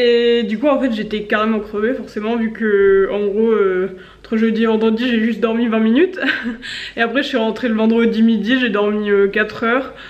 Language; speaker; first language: French; native; French